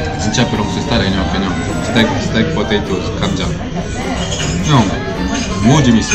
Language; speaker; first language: Korean; non-native, learner; French